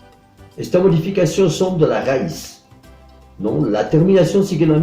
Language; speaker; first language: Spanish; non-native, fluent; French